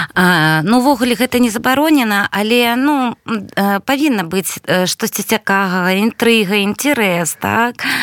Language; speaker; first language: Belarusian; non-native, local second language; Russian